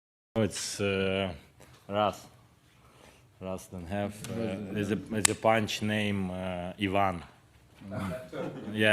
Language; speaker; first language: English; non-native, learner; Ukrainian